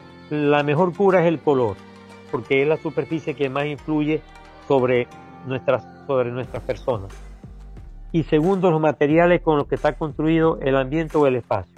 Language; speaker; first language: Spanish; native; Spanish